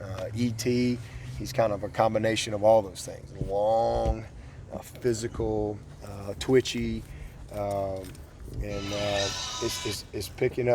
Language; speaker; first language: English; native; English